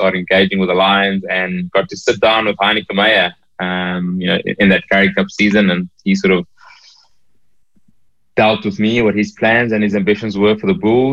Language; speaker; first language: English; native; English